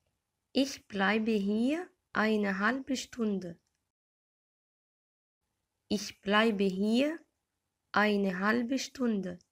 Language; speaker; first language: German; non-native, fluent; Arabic